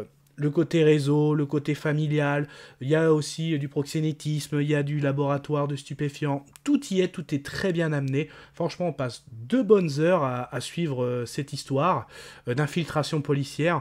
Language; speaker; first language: French; native; French